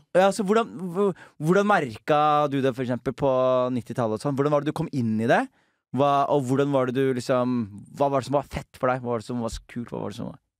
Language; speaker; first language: Norwegian; early bilingual, other home language; Somali